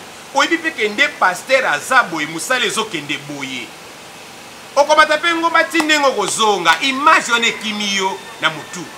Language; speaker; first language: French; non-native, local second language; Lingala